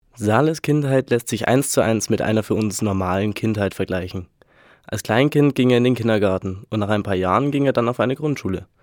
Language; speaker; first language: German; native; German